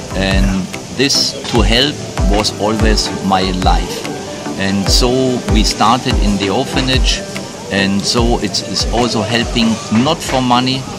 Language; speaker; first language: English; non-native, fluent; German